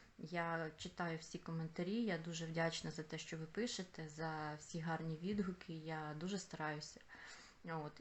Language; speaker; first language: Ukrainian; non-native, local second language; Russian